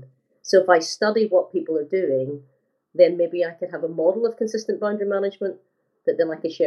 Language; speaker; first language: English; native; English